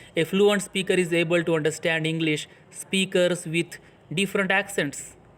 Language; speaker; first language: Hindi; non-native, local second language; Marathi